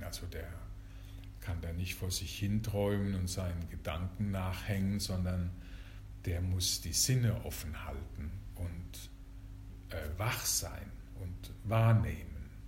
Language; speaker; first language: German; native; German